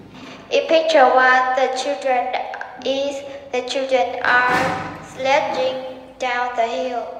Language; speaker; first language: English; non-native, learner; Vietnamese